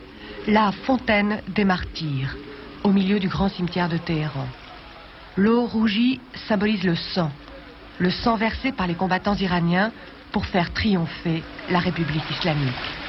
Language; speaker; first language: French; native; French